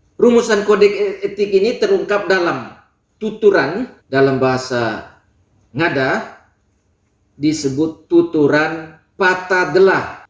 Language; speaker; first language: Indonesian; non-native, local second language; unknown